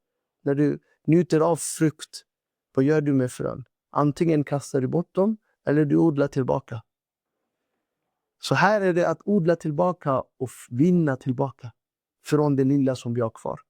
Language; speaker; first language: Swedish; non-native, fluent; Urdu